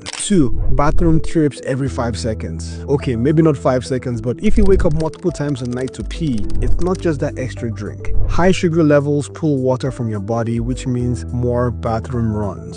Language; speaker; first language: English; native; English